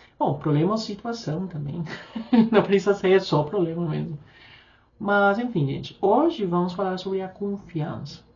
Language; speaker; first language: Portuguese; non-native, fluent; Spanish